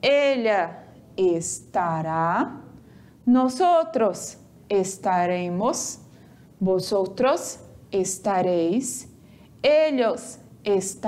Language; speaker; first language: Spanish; non-native, fluent; Portuguese